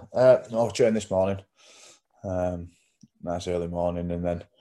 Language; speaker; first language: English; native; English